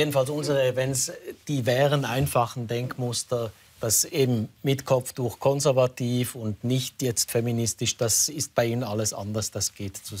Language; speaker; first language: German; native; German